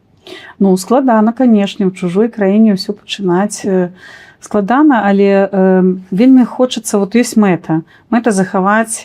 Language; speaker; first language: Belarusian; native; Belarusian